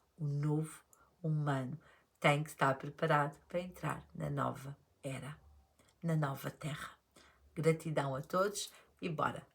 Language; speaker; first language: Portuguese; native; Portuguese